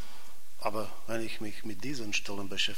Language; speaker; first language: German; non-native, fluent; Czech